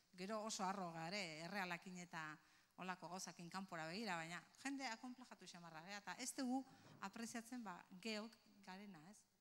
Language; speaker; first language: Basque; native; Basque